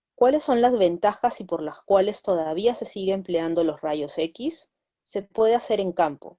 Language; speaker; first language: Spanish; native; Spanish